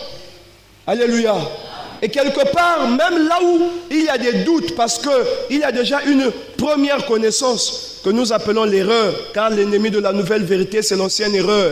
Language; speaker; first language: French; non-native, local second language; Lingala